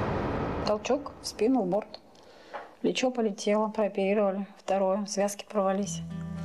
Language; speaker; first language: Russian; native; Russian